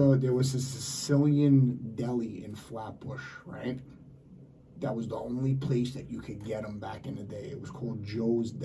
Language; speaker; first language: English; native; English